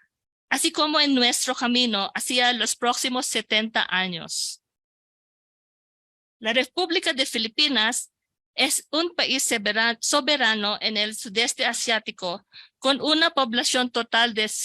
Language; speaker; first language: Spanish; non-native, local second language; Filipino